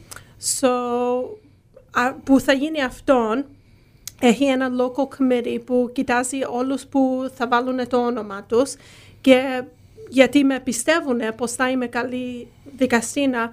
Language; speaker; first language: Greek; early bilingual, heritage; Greek